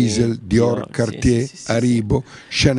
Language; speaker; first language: Italian; native; Italian